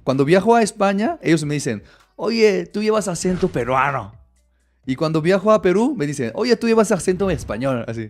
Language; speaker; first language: Spanish; non-native, fluent; Korean